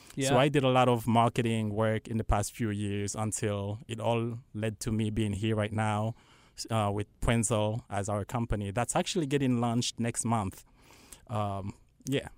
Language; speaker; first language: English; non-native, fluent; Haitian Creole